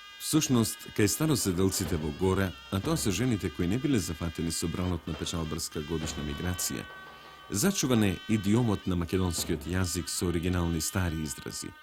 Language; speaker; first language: Macedonian; native; Macedonian